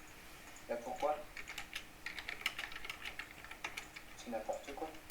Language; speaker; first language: French; native; French